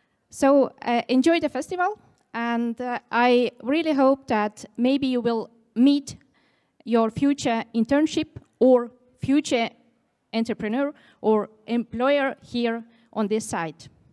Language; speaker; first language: English; non-native, fluent; Estonian